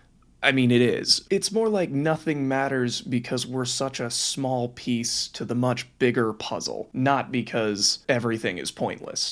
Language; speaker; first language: English; native; English